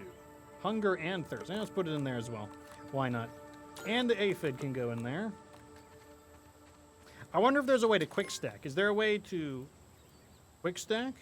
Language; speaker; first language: English; native; English